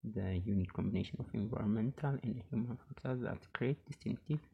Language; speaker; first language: English; non-native, local second language; Amharic